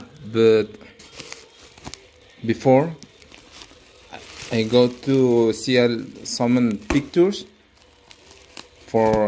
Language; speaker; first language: English; non-native, learner; Spanish